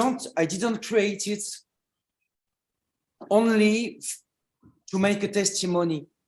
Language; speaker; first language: English; non-native, learner; French